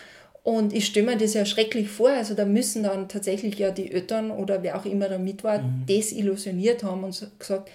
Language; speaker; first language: German; native; German